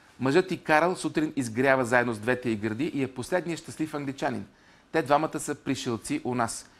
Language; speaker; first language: Bulgarian; native; Bulgarian